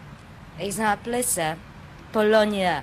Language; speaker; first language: French; non-native, fluent; Polish